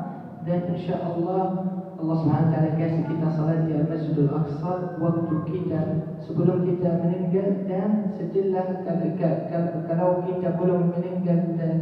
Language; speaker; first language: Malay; non-native, learner; Arabic